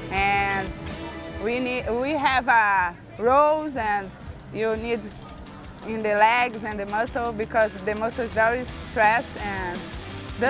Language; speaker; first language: English; non-native, learner; Portuguese